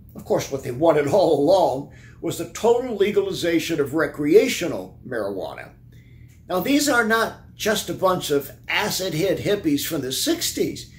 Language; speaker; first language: English; native; English